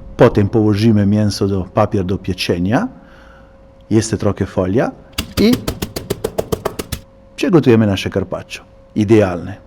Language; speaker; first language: Polish; non-native, learner; Italian